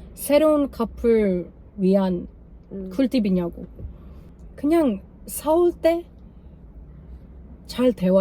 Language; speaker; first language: Korean; non-native, learner; English